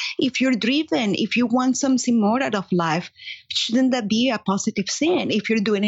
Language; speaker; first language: English; non-native, fluent; Spanish